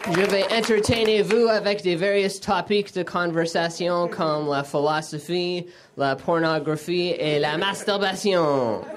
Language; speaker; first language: French; non-native, learner; English